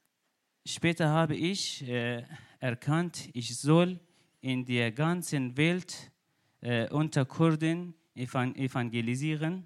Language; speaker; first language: German; non-native, learner; Kurdish